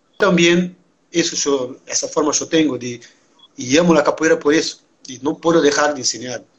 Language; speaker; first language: Spanish; non-native, fluent; Portuguese